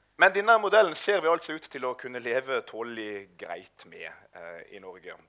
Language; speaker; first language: Norwegian; native; Norwegian